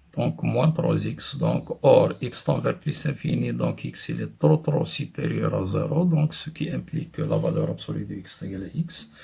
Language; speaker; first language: French; non-native, local second language; Arabic